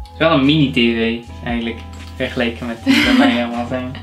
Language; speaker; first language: Dutch; native; Dutch